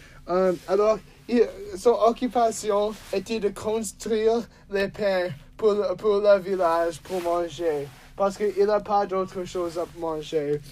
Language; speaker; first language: French; non-native, learner; English